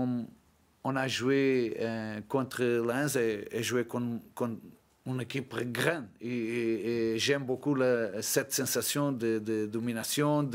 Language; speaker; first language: French; non-native, learner; Portuguese